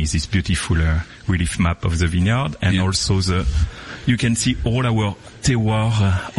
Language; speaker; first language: English; non-native, fluent; French